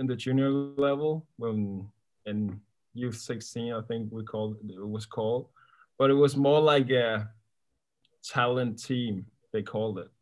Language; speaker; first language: English; non-native, fluent; Kalaallisut